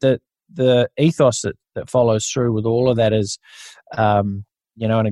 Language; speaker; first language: English; native; English